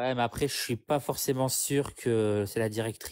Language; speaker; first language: French; native; French